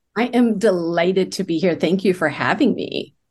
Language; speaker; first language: English; early bilingual, other home language; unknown